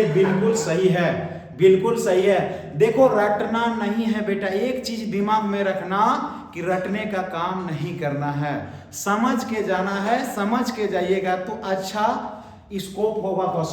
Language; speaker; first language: Hindi; native; Hindi